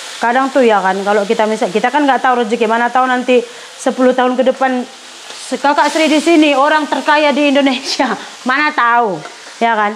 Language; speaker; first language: Indonesian; native; Indonesian